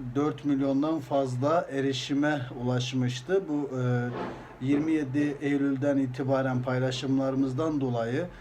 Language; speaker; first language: Turkish; early bilingual, heritage; Azerbaijani